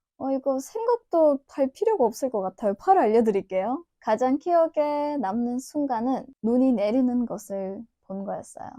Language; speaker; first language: Korean; non-native, fluent; Turkish